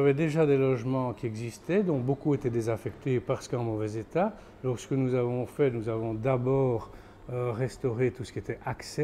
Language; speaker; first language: French; native; French